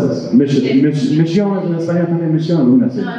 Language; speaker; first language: Spanish; non-native, fluent; English